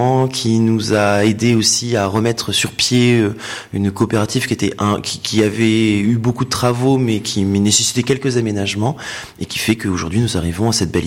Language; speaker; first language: French; native; French